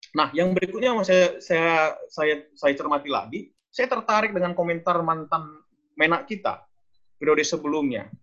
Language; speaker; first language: Indonesian; non-native, local second language; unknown